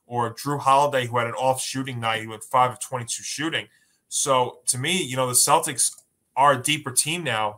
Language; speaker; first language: English; native; English